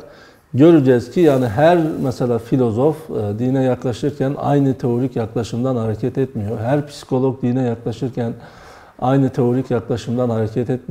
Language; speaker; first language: Turkish; native; Turkish